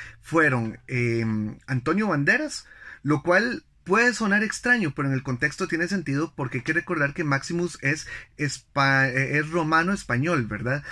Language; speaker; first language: Spanish; native; Spanish